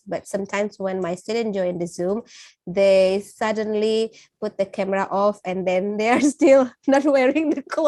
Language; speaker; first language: English; non-native, fluent; Indonesian